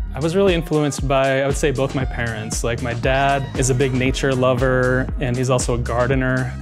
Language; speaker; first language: English; native; English